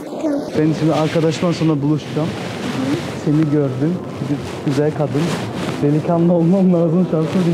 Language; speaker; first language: Turkish; early bilingual, heritage; Turkish